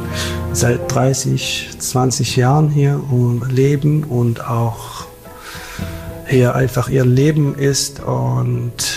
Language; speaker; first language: German; non-native, fluent; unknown